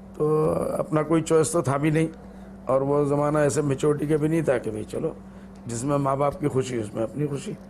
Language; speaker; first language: Hindi; non-native, local second language; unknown